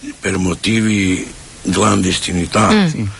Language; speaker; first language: Italian; non-native, fluent; Romany